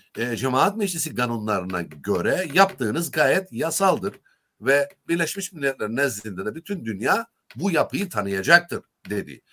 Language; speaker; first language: Turkish; native; Turkish